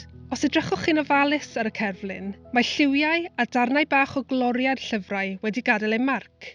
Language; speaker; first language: Welsh; native; Welsh